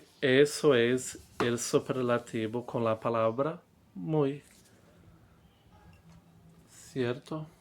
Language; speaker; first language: Spanish; non-native, fluent; Portuguese